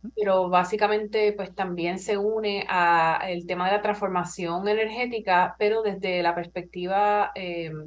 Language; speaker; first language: Spanish; native; Spanish